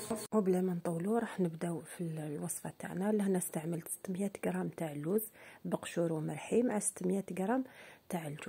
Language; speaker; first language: Arabic; native; Arabic